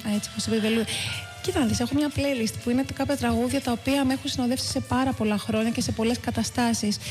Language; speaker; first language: Greek; early bilingual, heritage; Greek